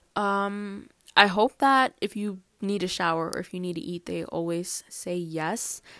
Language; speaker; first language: English; early bilingual, other home language; Spanish